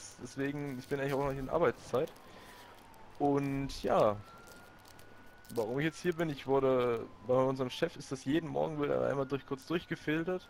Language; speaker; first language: German; native; German